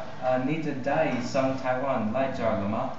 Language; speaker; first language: Chinese; non-native, learner; English